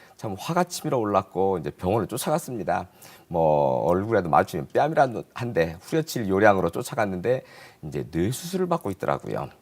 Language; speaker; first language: Korean; native; Korean